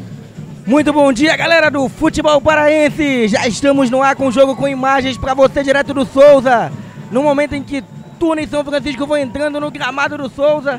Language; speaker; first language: Portuguese; native; Portuguese